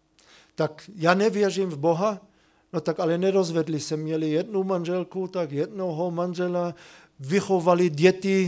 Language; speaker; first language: Czech; non-native, fluent; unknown